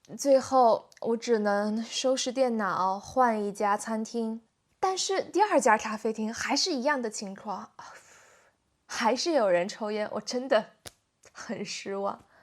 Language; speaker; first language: Chinese; native; Chinese